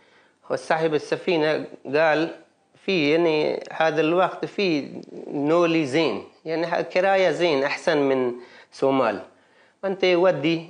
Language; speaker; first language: Arabic; non-native, learner; Baluchi